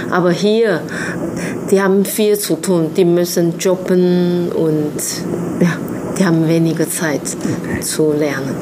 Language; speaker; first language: German; non-native, fluent; Chinese